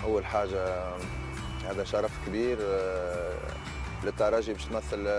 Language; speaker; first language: Arabic; native; Arabic